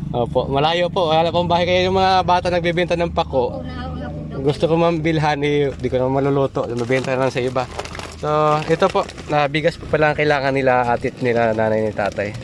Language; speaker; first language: Filipino; native; Filipino